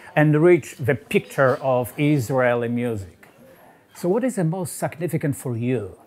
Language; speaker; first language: English; non-native, fluent; Polish